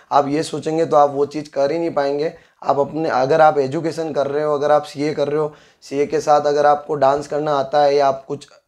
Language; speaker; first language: Hindi; native; Hindi